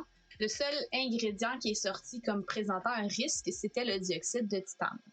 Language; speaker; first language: French; native; French